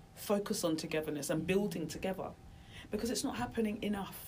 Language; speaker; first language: English; native; English